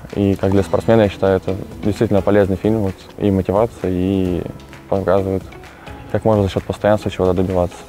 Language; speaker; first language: Russian; native; Russian